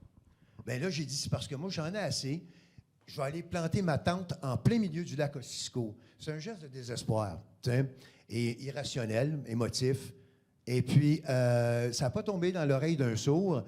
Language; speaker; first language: French; native; French